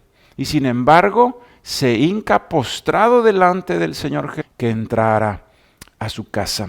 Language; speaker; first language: Spanish; native; Spanish